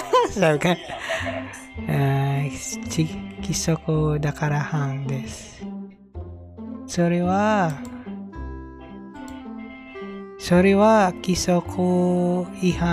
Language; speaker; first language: Japanese; non-native, learner; Filipino